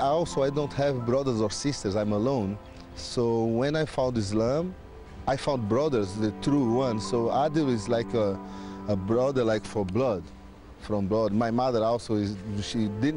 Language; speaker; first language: English; non-native, learner; Portuguese